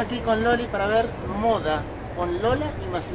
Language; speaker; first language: Spanish; native; Spanish